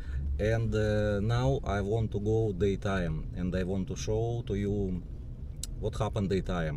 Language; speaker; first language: English; non-native, learner; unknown